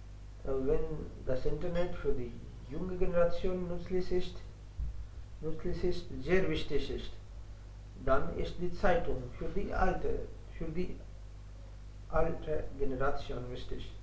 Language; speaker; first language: German; non-native, fluent; Hindi